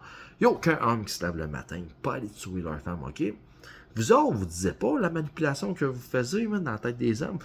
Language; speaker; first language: French; native; French